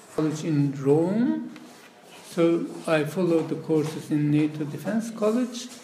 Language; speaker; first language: English; non-native, fluent; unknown